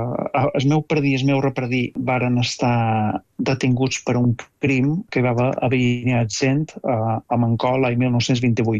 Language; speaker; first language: Catalan; native; Catalan